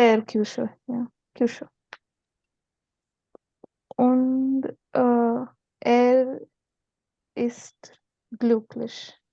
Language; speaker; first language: German; non-native, learner; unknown